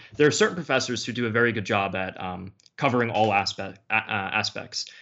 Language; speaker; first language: English; native; English